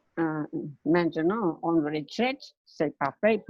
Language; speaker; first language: French; non-native, learner; English